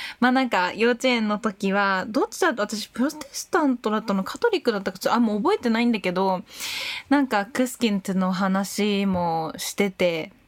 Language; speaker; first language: Japanese; native; Japanese